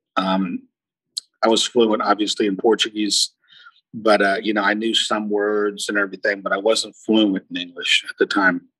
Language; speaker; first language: English; early bilingual, other home language; Portuguese